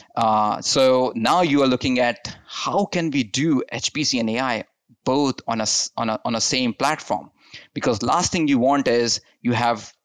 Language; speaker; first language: English; non-native, local second language; Hindi